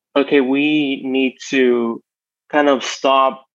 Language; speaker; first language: English; non-native, fluent; Spanish